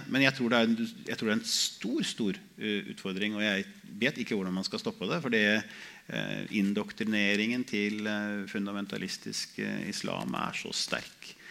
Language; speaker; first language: Norwegian; native; Norwegian